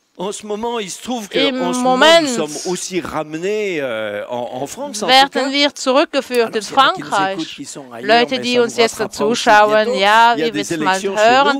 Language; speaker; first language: German; non-native, fluent; French